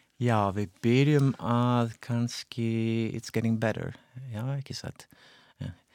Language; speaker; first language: Icelandic; non-native, fluent; Italian